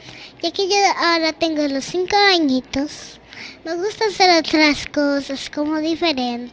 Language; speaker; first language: Spanish; early bilingual, other home language; Haitian Creole